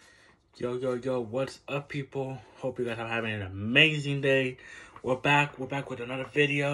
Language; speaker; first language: English; native; English